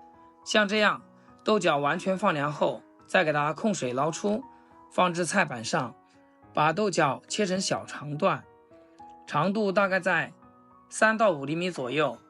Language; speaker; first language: Chinese; native; Chinese